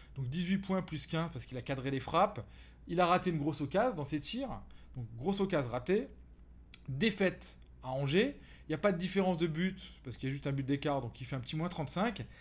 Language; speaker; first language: French; native; French